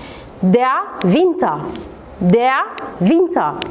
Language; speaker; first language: German; non-native, fluent; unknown